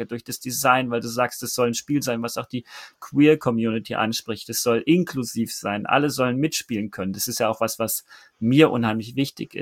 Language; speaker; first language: German; native; German